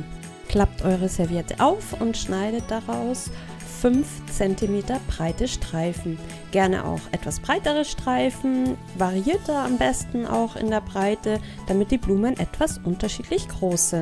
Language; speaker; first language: German; native; German